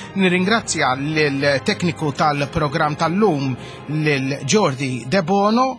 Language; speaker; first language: Maltese; native; Maltese